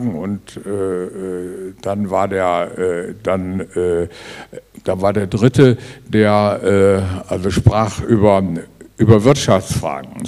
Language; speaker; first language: German; native; German